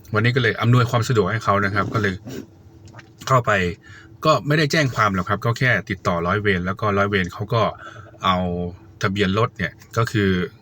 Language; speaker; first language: Thai; native; Thai